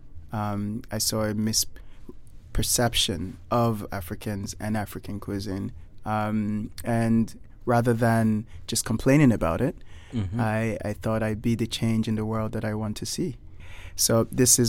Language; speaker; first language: English; non-native, local second language; Yoruba